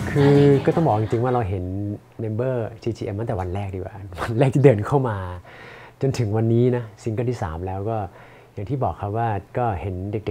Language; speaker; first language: Thai; native; Thai